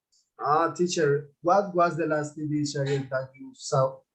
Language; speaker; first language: English; non-native, learner; Spanish